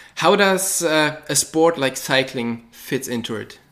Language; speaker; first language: English; non-native, fluent; German